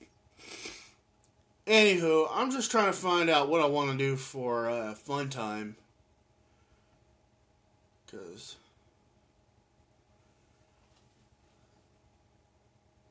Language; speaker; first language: English; native; English